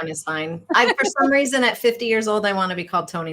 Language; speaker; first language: English; native; English